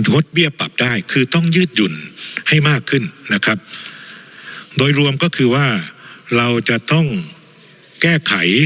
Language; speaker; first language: Thai; native; Thai